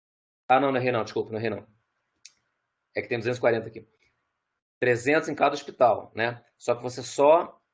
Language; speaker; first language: Portuguese; native; Portuguese